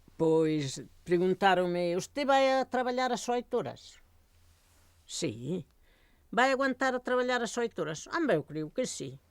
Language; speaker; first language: Galician; native; Galician